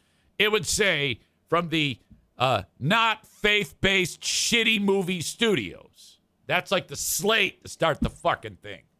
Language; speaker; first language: English; native; English